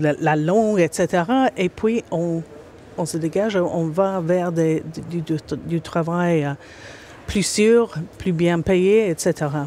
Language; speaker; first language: French; non-native, fluent; English